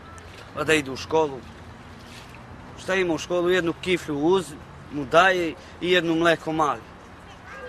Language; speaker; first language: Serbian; non-native, local second language; Romany